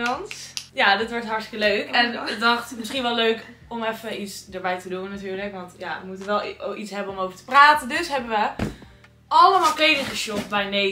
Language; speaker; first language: Dutch; native; Dutch